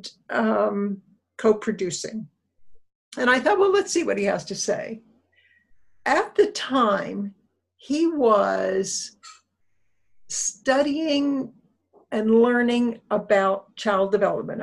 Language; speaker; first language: English; native; English